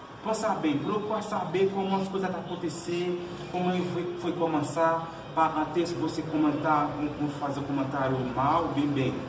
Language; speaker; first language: Portuguese; non-native, learner; Haitian Creole